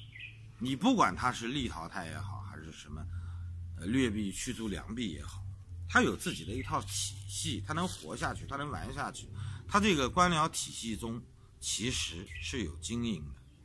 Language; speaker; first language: Chinese; native; Chinese